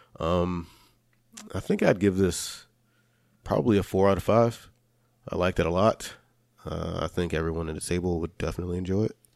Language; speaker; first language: English; native; English